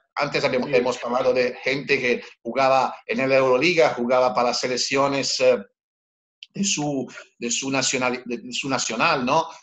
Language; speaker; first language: Spanish; non-native, learner; Italian